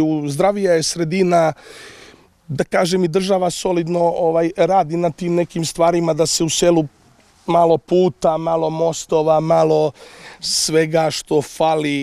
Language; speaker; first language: Serbian; native; Serbian